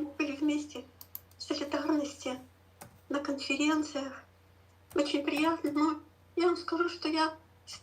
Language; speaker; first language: Russian; native; Russian